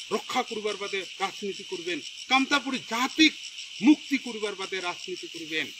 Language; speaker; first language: Bangla; non-native, local second language; Rangpuri